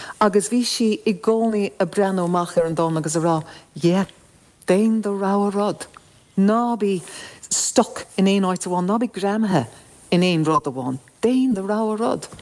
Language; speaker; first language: Irish; non-native, local second language; English